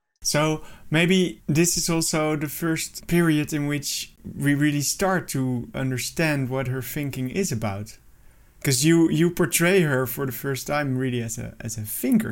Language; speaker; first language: English; non-native, fluent; Dutch